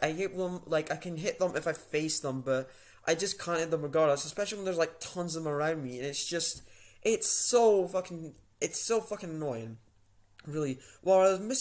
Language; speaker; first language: English; native; English